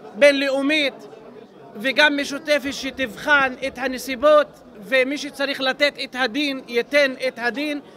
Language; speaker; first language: Hebrew; non-native, local second language; Arabic